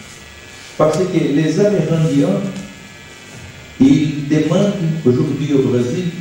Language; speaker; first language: French; non-native, learner; Portuguese